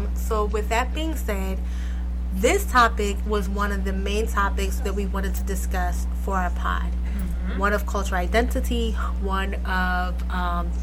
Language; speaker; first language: English; early bilingual, other home language; Spanish